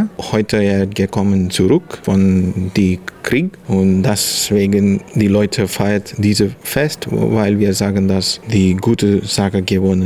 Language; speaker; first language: German; non-native, learner; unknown